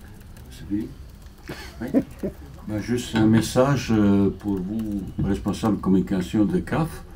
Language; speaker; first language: French; non-native, fluent; Bosnian